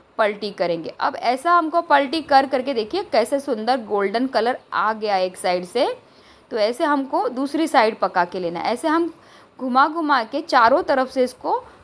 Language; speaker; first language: Hindi; non-native, local second language; Marathi